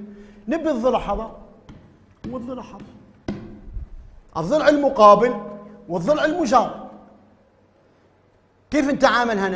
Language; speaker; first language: Arabic; native; Arabic